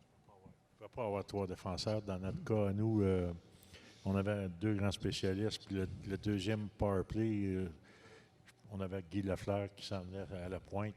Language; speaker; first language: French; native; French